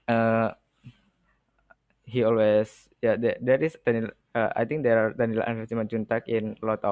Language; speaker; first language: English; non-native, learner; Indonesian